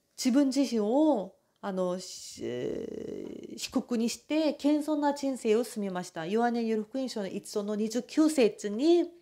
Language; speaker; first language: Japanese; non-native, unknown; Korean